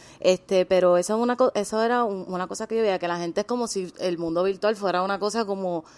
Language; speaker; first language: Spanish; native; Spanish